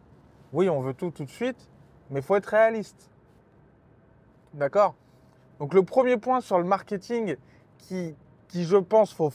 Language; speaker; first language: French; native; French